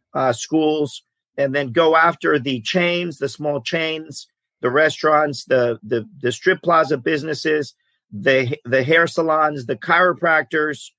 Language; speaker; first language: English; early bilingual, other home language; Greek